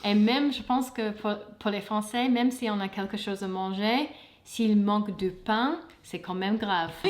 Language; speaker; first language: French; non-native, fluent; English